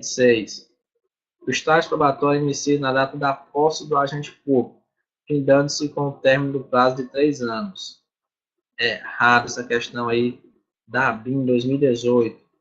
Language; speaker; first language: Portuguese; native; Portuguese